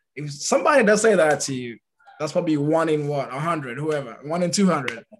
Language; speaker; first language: English; early bilingual, other home language; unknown